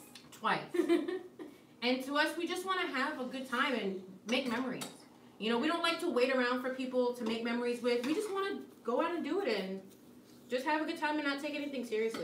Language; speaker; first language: English; native; English